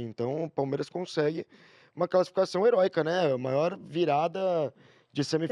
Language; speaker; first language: Portuguese; native; Portuguese